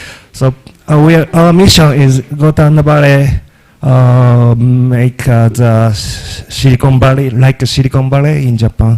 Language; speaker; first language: English; non-native, learner; Japanese